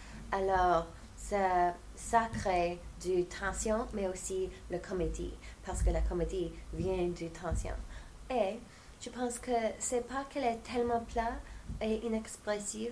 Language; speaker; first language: French; non-native, fluent; English